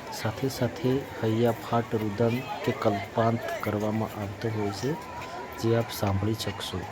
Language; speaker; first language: Gujarati; non-native, local second language; Bhili